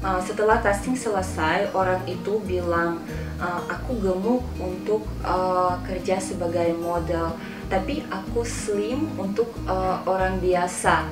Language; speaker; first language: Indonesian; non-native, fluent; Russian